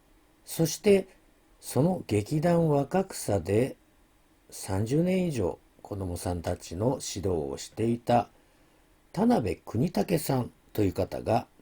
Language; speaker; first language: Japanese; native; Japanese